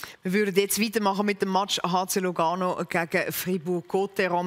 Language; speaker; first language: German; native; German